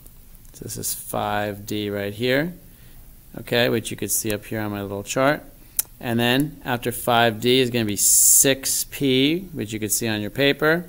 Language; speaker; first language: English; native; English